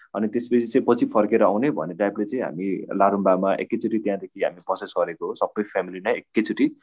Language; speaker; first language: Nepali; non-native, local second language; Limbu